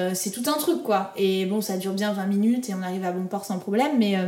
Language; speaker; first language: French; native; French